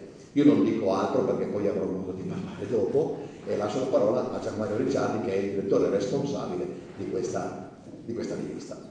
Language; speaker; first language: Italian; native; Italian